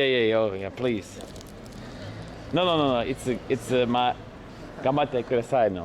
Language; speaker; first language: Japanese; non-native, learner; English